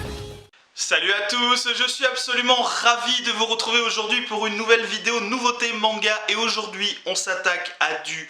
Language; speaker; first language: French; native; French